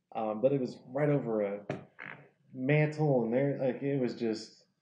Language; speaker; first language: English; native; English